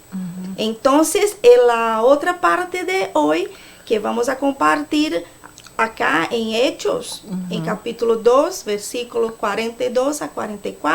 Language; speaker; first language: Spanish; non-native, fluent; Portuguese